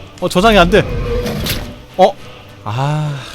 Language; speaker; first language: Korean; native; Korean